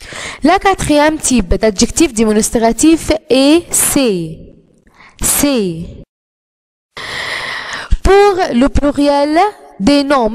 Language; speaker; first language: French; non-native, fluent; Arabic